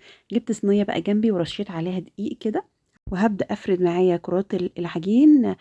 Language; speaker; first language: Arabic; native; Arabic